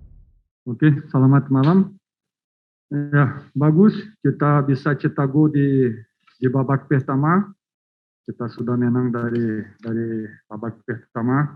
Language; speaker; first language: Indonesian; non-native, fluent; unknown